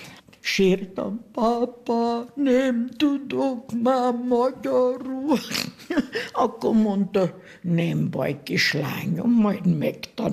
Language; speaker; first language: Hungarian; early bilingual, heritage; Hungarian